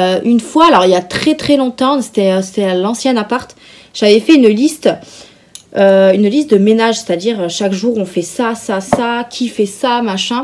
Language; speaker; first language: French; native; French